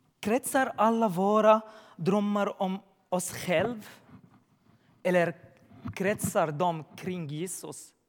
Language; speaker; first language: Swedish; non-native, learner; Arabic